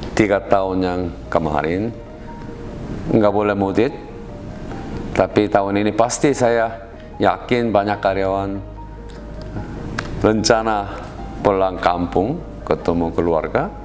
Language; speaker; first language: Indonesian; non-native, learner; Korean